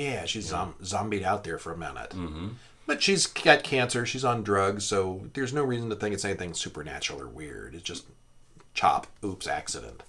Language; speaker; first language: English; native; English